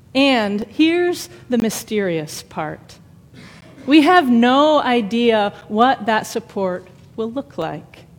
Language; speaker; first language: English; native; English